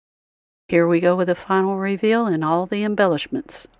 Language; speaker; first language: English; native; English